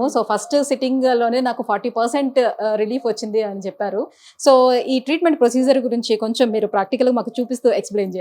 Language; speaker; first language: Telugu; native; Telugu